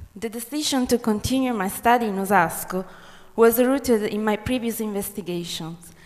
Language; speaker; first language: English; non-native, fluent; Italian